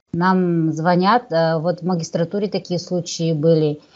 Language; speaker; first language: Russian; non-native, local second language; Kazakh